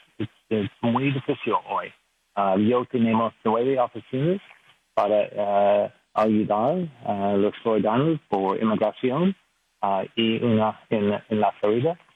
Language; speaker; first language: Spanish; non-native, learner; English